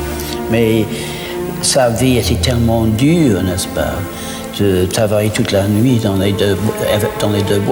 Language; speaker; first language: French; non-native, fluent; English